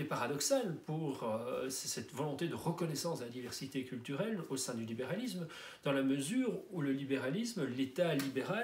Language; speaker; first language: French; native; French